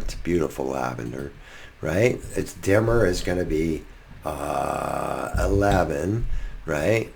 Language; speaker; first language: English; native; English